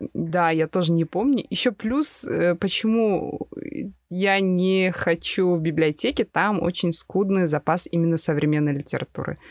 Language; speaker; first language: Russian; native; Russian